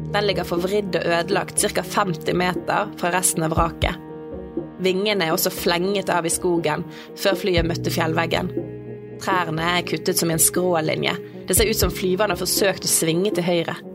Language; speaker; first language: Norwegian; native; Norwegian